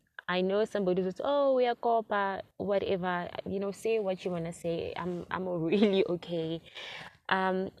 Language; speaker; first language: English; non-native, local second language; Zulu